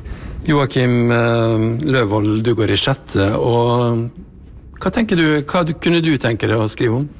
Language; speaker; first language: Norwegian; native; Norwegian